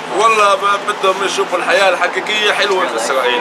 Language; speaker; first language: Arabic; native; Arabic